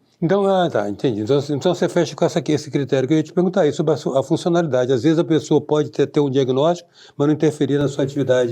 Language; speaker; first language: Portuguese; native; Portuguese